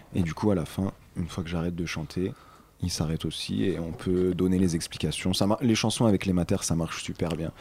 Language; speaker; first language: French; native; French